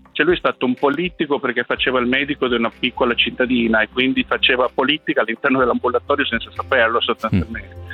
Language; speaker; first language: Italian; non-native, fluent; Spanish